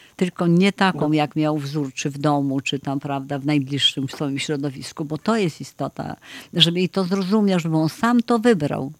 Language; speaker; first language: Polish; native; Polish